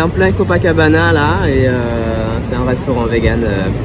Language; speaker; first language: French; native; French